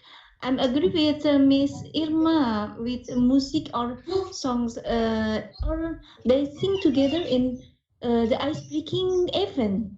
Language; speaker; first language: English; non-native, learner; Indonesian